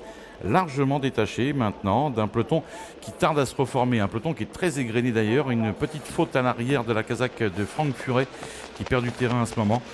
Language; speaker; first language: French; native; French